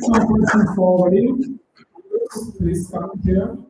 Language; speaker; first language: English; non-native, learner; Russian